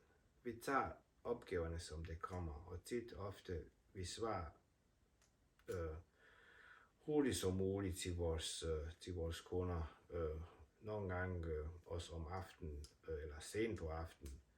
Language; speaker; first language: Danish; non-native, fluent; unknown